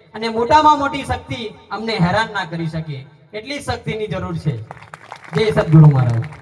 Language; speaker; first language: Gujarati; non-native, local second language; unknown